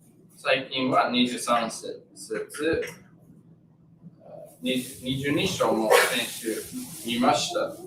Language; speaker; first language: Japanese; non-native, learner; English